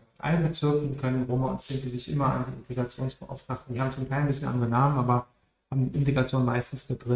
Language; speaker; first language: German; native; German